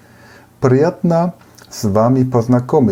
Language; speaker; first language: Russian; non-native, learner; German